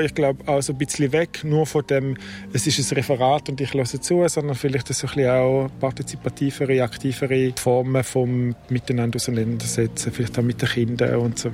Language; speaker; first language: German; native; German